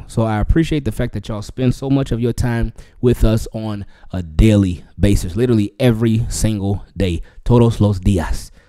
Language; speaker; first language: English; native; English